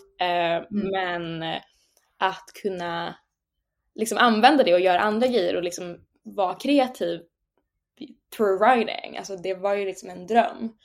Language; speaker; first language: Swedish; native; Swedish